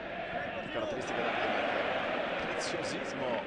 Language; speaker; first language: Italian; native; Italian